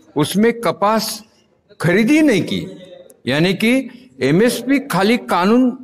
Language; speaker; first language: Hindi; non-native, local second language; Marathi